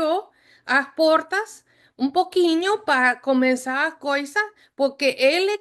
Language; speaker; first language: Spanish; non-native, fluent; English